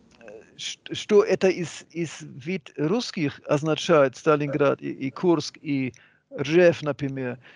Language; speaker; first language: Russian; non-native, fluent; German